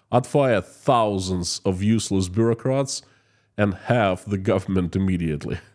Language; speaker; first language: English; non-native, fluent; Russian